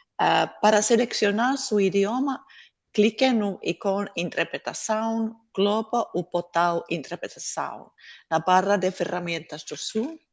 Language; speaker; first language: Portuguese; non-native, fluent; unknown